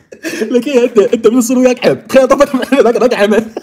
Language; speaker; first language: Arabic; native; Arabic